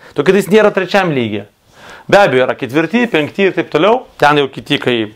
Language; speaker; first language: Lithuanian; non-native, local second language; Russian